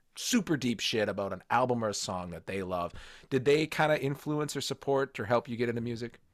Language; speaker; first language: English; native; English